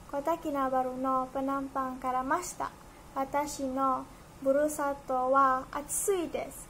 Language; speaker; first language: Japanese; non-native, learner; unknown